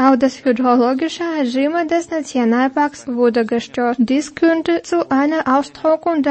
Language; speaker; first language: German; non-native, fluent; Russian